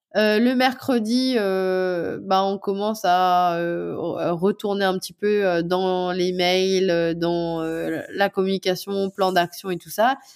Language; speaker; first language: French; non-native, local second language; Morisyen